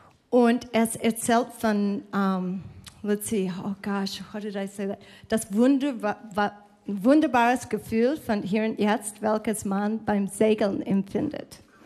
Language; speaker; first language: German; non-native, learner; English